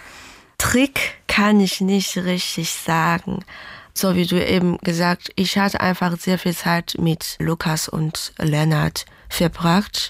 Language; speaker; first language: German; early bilingual, other home language; Chinese